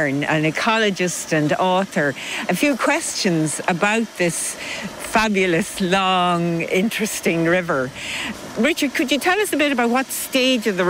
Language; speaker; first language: English; native; English